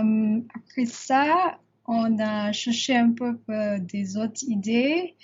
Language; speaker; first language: French; non-native, learner; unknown